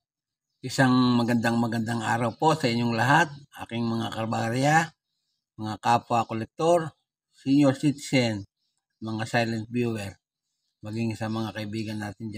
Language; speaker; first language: Filipino; native; Filipino